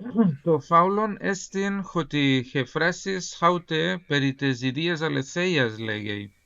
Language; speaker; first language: Greek; non-native, fluent; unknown